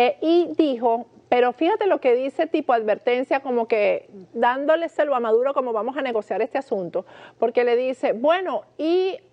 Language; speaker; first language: Spanish; native; Spanish